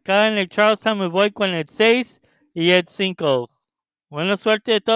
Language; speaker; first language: Spanish; early bilingual, heritage; Spanish